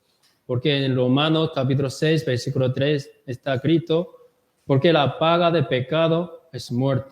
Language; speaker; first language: Spanish; non-native, learner; Korean